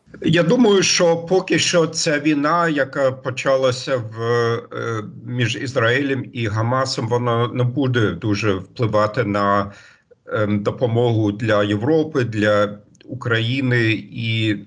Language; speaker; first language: Ukrainian; non-native, fluent; German